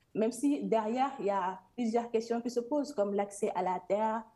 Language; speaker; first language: French; non-native, local second language; Serer